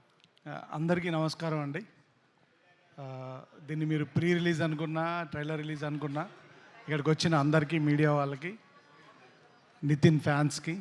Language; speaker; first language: Telugu; native; Telugu